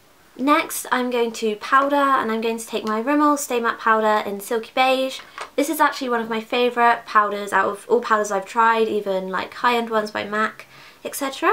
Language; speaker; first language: English; native; English